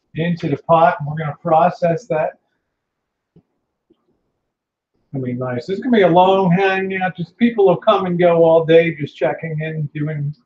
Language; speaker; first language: English; native; English